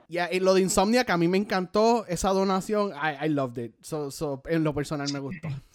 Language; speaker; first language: Spanish; native; Spanish